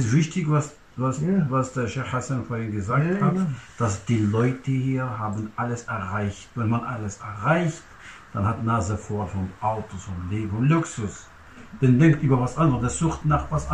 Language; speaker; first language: German; non-native, learner; Turkish